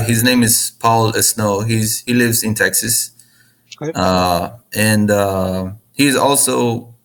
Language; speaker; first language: English; non-native, fluent; Persian